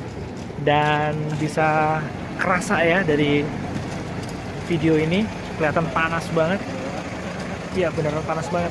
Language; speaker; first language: Indonesian; native; Indonesian